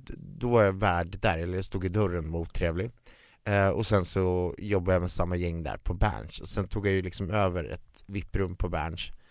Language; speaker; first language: Swedish; native; Swedish